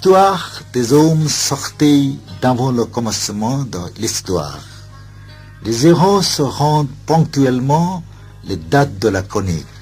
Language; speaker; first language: French; non-native, fluent; Bangla